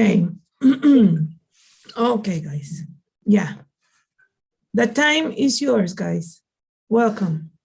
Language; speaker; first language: English; non-native, learner; Spanish